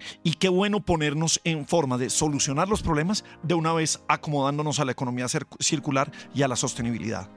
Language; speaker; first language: Spanish; native; Spanish